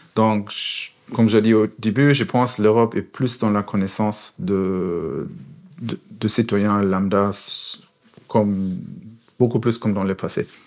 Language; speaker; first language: French; non-native, fluent; German